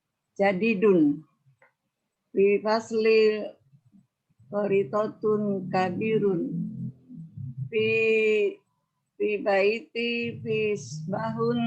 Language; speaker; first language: Arabic; non-native, learner; Indonesian